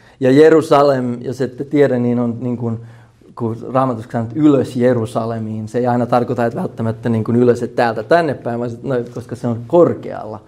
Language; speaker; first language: Finnish; early bilingual, heritage; Finnish